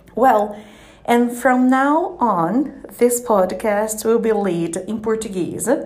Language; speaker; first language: English; non-native, fluent; Portuguese